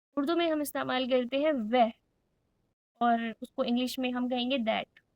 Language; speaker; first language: Hindi; native; Hindi